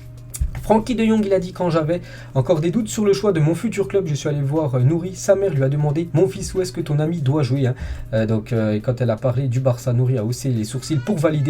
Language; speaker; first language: French; native; French